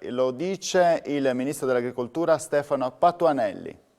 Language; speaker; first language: Italian; native; Italian